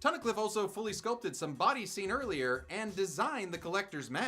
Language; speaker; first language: English; native; English